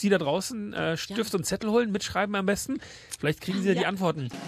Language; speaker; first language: German; native; German